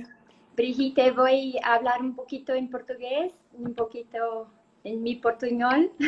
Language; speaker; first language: Spanish; non-native, learner; Portuguese